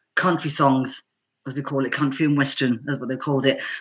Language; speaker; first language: English; native; English